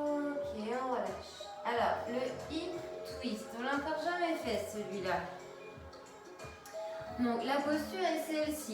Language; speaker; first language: French; native; French